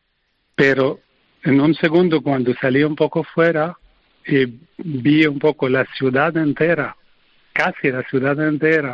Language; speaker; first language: Spanish; non-native, fluent; Arabic